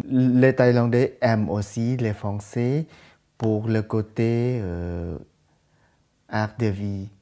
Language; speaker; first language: French; non-native, fluent; Thai